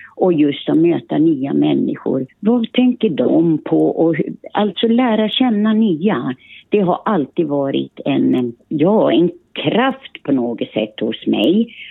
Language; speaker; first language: Swedish; early bilingual, other home language; Finnish